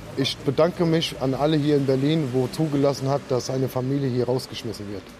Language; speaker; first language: German; native; German